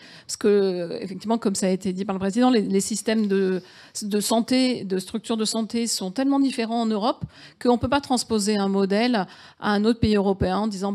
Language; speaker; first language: French; native; French